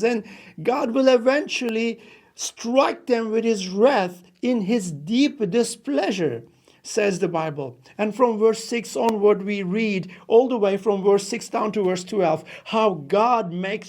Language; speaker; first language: English; non-native, fluent; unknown